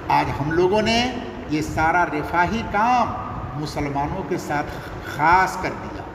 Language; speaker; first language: Urdu; non-native, local second language; Bangla